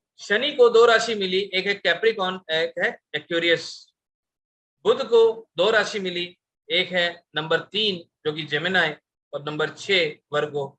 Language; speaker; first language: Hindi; non-native, local second language; Bangla